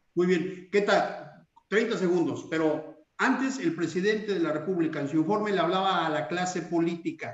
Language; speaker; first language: Spanish; native; Spanish